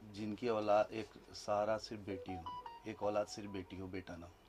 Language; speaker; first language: Hindi; native; Hindi